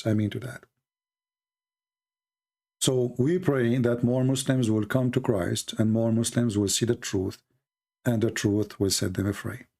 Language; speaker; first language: English; non-native, fluent; Arabic